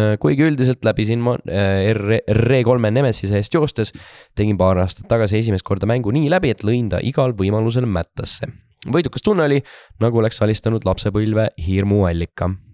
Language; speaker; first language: Estonian; native; Estonian